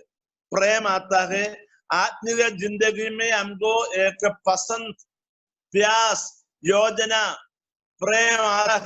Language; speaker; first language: Hindi; non-native, learner; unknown